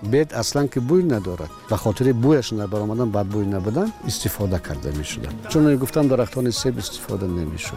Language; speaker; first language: Persian; native; Persian